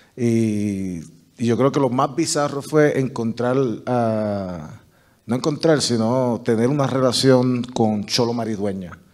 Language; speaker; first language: Spanish; native; Spanish